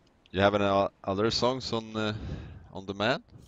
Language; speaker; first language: English; non-native, fluent; Swedish